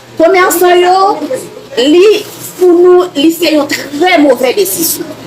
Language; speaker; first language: Haitian Creole; native; Haitian Creole